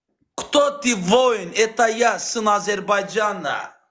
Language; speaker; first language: Russian; non-native, learner; Azerbaijani